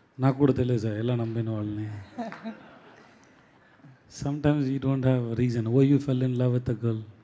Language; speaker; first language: Telugu; non-native, learner; Tamil